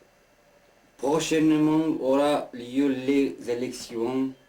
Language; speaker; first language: French; non-native, learner; Romanian